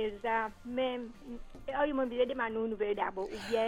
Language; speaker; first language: French; non-native, local second language; Morisyen